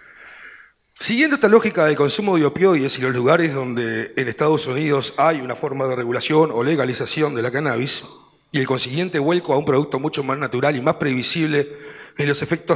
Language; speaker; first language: Spanish; native; Spanish